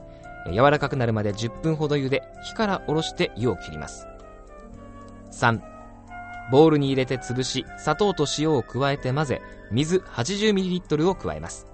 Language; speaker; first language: Japanese; native; Japanese